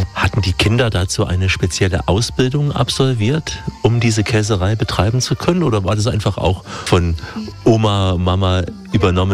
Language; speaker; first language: German; native; German